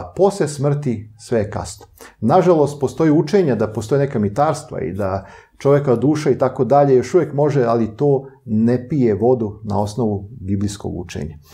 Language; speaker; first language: Serbian; native; Serbian